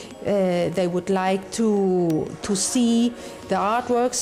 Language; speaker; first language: English; non-native, learner; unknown